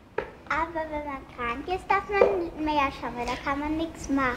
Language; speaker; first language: German; native; German